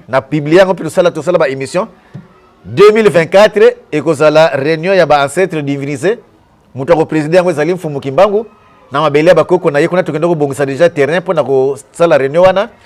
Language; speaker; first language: Lingala; non-native, local second language; Kongo